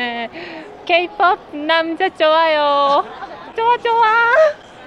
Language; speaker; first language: Korean; non-native, learner; Japanese